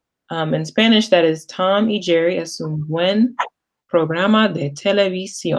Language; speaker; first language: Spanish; non-native, learner; English